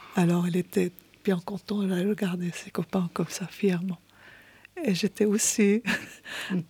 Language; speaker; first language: French; non-native, fluent; Arabic